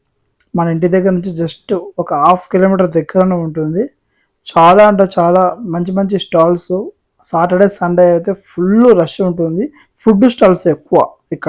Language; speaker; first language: Telugu; native; Telugu